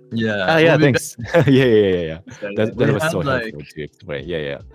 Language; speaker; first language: English; non-native, learner; Japanese